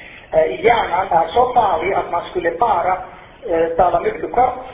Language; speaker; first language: Swedish; non-native, fluent; Finnish